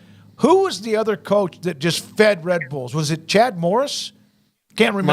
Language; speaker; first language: English; native; English